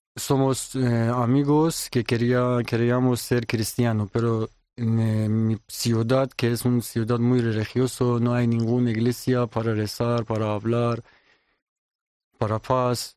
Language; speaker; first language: Spanish; non-native, learner; Persian